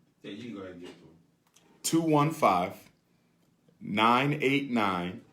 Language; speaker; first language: English; native; English